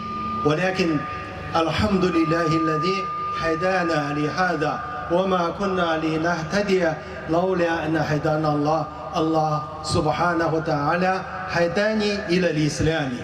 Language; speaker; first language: Arabic; non-native, fluent; Chinese